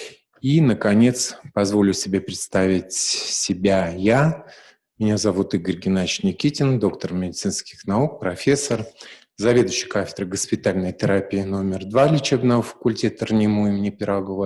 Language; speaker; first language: Russian; native; Russian